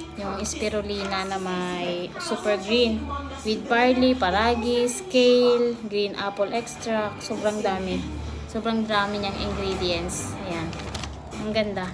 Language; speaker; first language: Filipino; non-native, local second language; Cebuano